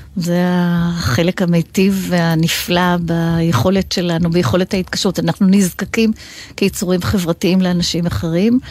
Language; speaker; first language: Hebrew; native; Hebrew